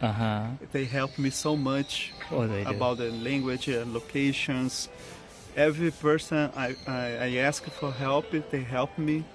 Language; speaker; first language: English; non-native, learner; Portuguese